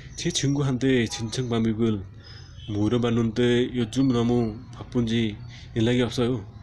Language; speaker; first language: Korean; non-native, learner; Nepali